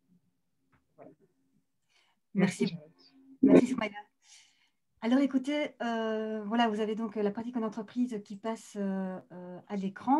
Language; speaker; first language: French; native; French